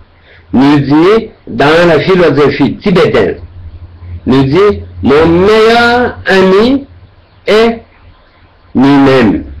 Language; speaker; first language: French; non-native, learner; Tibetan